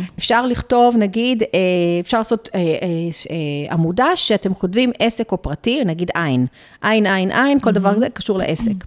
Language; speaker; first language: Hebrew; early bilingual, other home language; Spanish